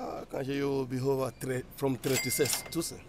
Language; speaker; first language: Swedish; non-native, learner; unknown